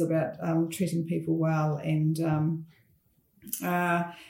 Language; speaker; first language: English; native; English